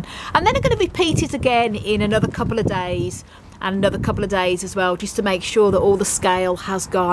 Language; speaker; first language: English; native; English